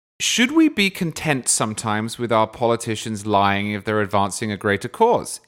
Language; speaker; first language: English; native; English